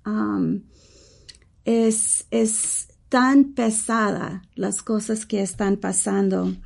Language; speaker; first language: Spanish; early bilingual, heritage; English